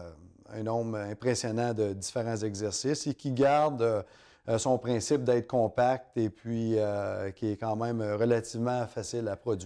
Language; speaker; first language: French; native; French